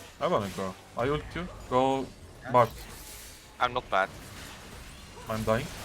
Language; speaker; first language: English; non-native, learner; Turkish